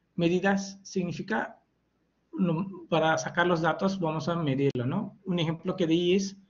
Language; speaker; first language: Spanish; non-native, fluent; Hindi